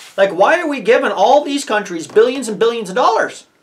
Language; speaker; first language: English; native; English